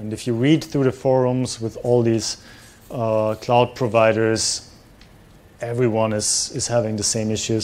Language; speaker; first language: English; non-native, fluent; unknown